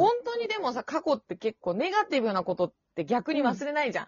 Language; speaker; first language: Japanese; native; Japanese